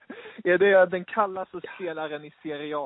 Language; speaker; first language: Swedish; native; Swedish